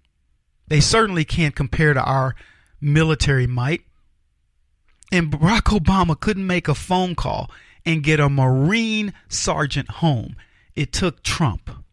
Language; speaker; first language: English; native; English